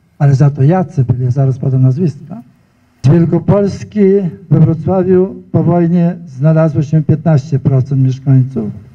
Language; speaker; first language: Polish; native; Polish